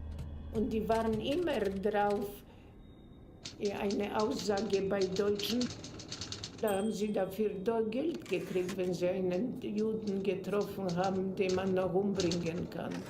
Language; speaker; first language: German; non-native, fluent; Polish